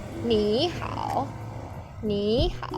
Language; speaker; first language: Chinese; non-native, fluent; Indonesian